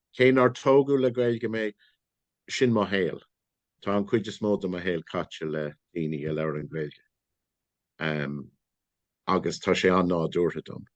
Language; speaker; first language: Irish; non-native, local second language; English